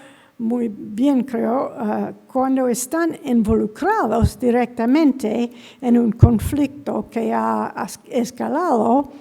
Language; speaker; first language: Spanish; non-native, fluent; English